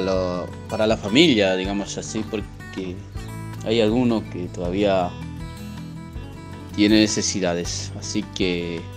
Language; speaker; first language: Spanish; non-native, local second language; Guarani